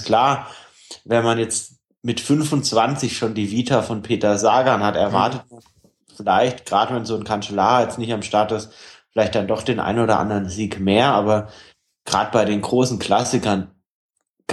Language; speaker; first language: German; native; German